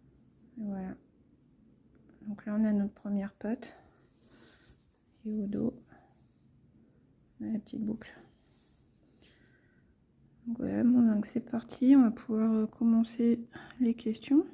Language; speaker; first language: French; native; French